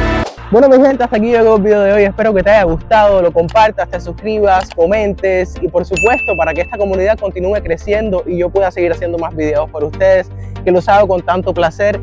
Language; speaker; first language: Spanish; native; Spanish